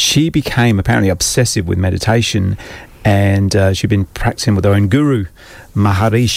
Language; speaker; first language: English; native; English